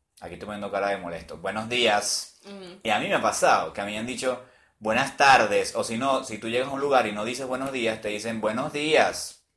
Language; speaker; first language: Spanish; native; Spanish